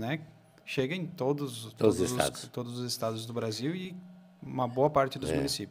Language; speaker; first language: Portuguese; native; Portuguese